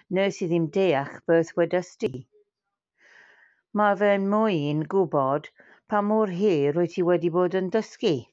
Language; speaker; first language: Welsh; non-native, learner; English